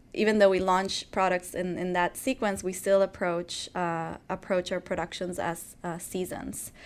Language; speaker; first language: English; non-native, fluent; Spanish